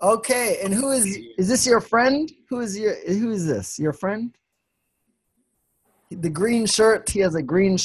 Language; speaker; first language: English; non-native, fluent; Swedish